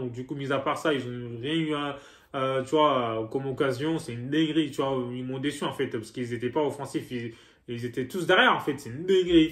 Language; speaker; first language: French; native; French